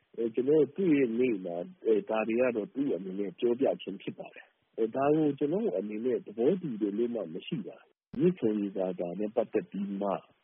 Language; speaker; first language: Burmese; non-native, local second language; Kachin